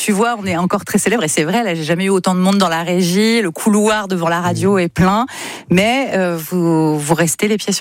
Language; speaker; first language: French; native; French